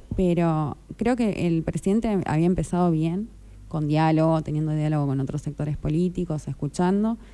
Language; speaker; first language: Spanish; native; Spanish